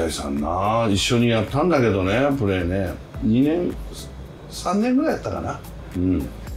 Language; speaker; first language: Japanese; native; Japanese